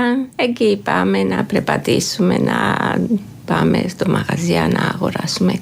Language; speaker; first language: Greek; non-native, fluent; Georgian